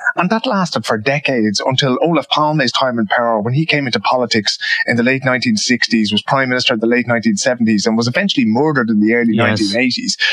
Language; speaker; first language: English; native; English